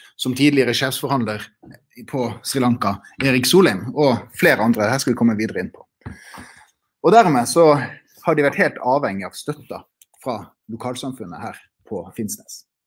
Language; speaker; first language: Norwegian; native; Norwegian